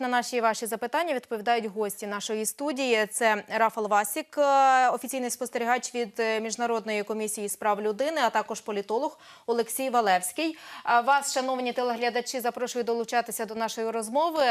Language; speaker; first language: Ukrainian; native; Ukrainian